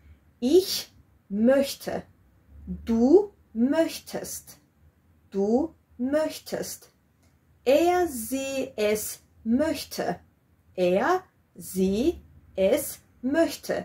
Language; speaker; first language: German; non-native, fluent; Georgian